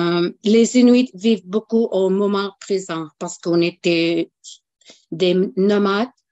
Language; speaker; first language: French; non-native, local second language; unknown